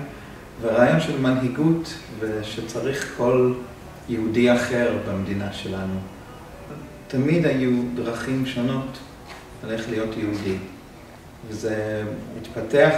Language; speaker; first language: Hebrew; non-native, fluent; English